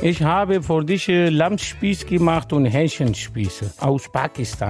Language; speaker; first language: German; non-native, learner; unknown